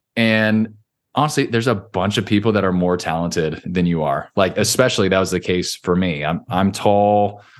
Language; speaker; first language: English; native; English